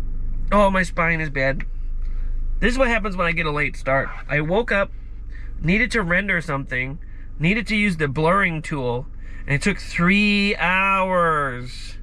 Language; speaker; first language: English; native; English